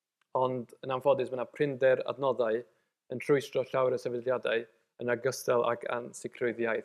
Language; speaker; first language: Welsh; native; Welsh